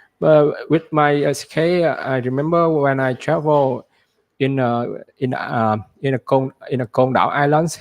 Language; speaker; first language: English; non-native, learner; Vietnamese